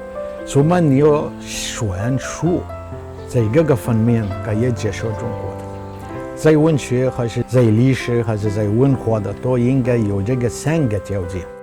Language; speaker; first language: Chinese; non-native, fluent; Arabic